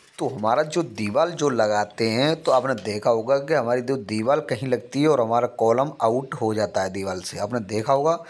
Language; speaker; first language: Hindi; native; Hindi